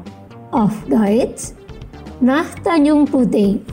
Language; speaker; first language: German; non-native, learner; Indonesian